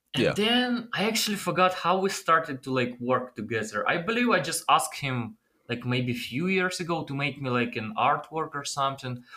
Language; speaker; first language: English; non-native, fluent; Ukrainian